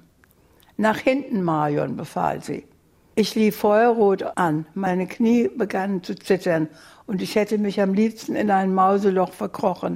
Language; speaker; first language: German; native; German